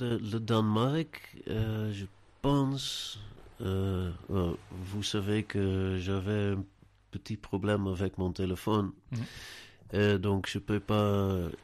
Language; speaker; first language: French; non-native, learner; Dutch